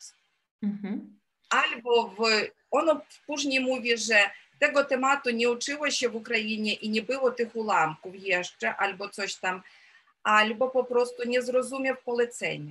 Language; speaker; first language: Polish; non-native, fluent; Ukrainian